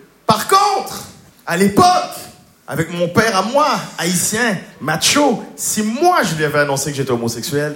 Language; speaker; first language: French; native; French